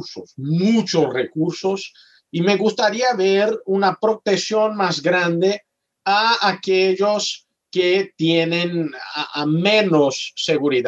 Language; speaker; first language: Spanish; non-native, fluent; Portuguese